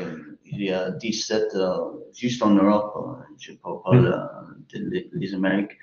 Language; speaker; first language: French; non-native, fluent; English